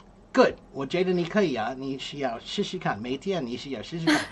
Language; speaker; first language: Chinese; non-native, learner; English